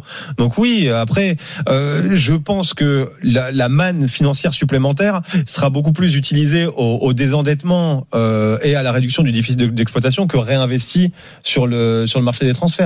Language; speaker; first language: French; native; French